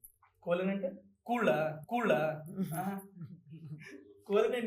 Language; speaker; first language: Telugu; native; Telugu